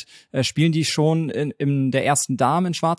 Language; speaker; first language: German; native; German